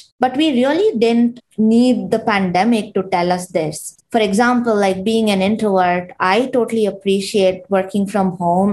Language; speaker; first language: English; non-native, local second language; Kannada